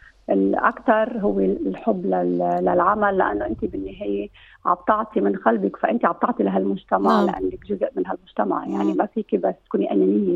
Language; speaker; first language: Arabic; native; Arabic